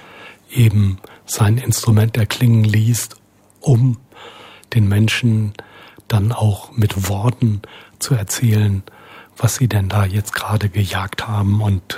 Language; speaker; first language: German; native; German